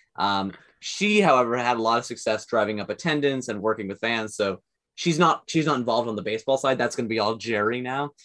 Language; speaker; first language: English; native; English